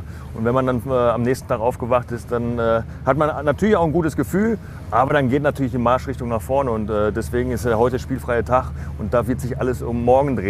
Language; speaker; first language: German; native; German